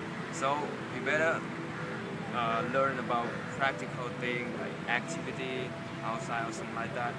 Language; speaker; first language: English; non-native, learner; Thai